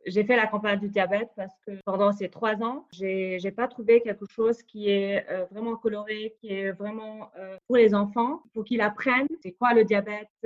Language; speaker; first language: French; non-native, fluent; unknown